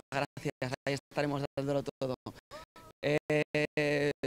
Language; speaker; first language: Spanish; native; Spanish